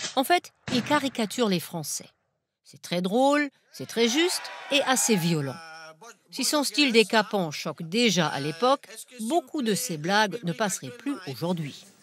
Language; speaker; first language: French; non-native, fluent; German